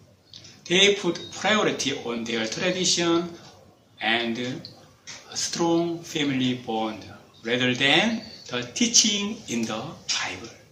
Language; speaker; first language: English; non-native, fluent; Korean